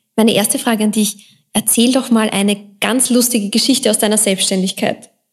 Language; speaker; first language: German; native; German